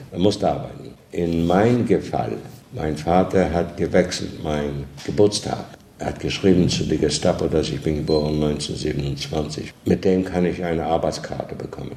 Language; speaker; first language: German; non-native, learner; Polish